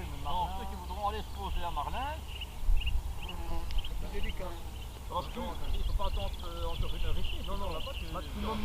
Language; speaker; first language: French; native; French